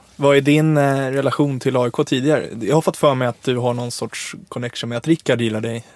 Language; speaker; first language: Swedish; native; Swedish